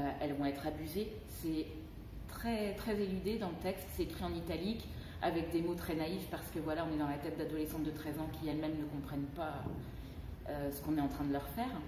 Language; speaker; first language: French; native; French